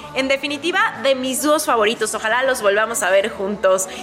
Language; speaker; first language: Spanish; native; Spanish